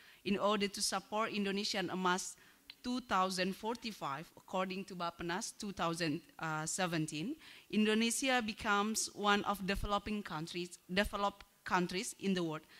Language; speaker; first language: English; non-native, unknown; Indonesian